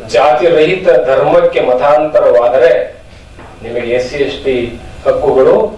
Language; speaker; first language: Kannada; native; Kannada